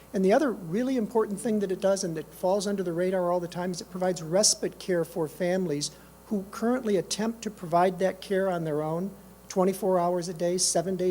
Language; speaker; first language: English; native; English